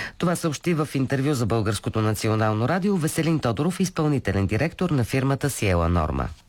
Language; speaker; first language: Bulgarian; native; Bulgarian